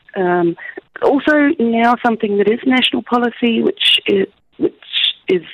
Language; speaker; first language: English; native; English